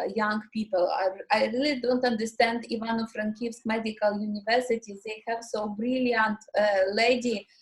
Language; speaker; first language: English; non-native, learner; Ukrainian